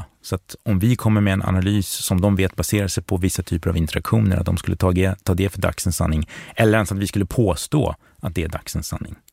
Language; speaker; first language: Swedish; native; Swedish